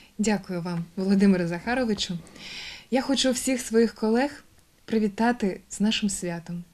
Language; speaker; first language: Ukrainian; native; Ukrainian